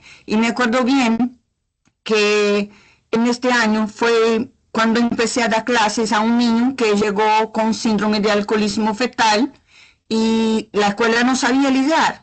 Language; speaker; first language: Spanish; non-native, fluent; Portuguese